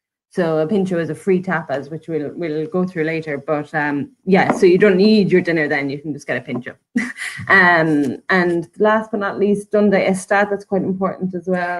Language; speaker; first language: English; native; English